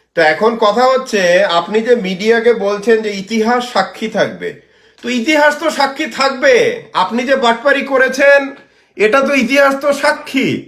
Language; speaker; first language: Bangla; native; Bangla